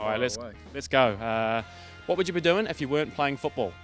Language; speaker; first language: English; native; English